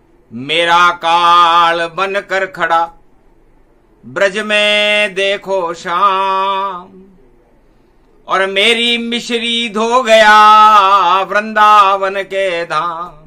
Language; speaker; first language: Hindi; native; Hindi